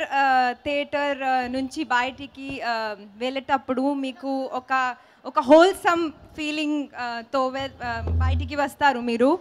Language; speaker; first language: Telugu; non-native, fluent; Hindi